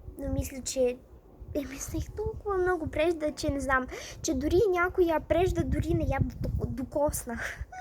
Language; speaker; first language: Bulgarian; non-native, fluent; Ukrainian